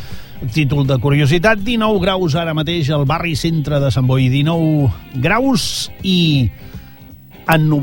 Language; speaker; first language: Catalan; native; Catalan